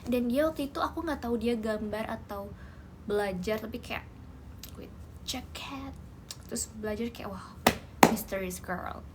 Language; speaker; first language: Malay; non-native, learner; Indonesian